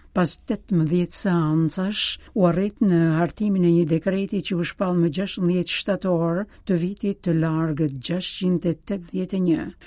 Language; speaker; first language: Albanian; native; Albanian